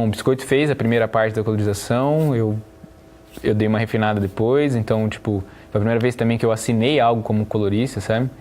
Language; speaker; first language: Portuguese; native; Portuguese